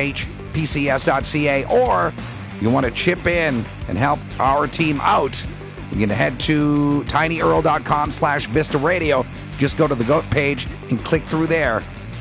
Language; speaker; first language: English; native; English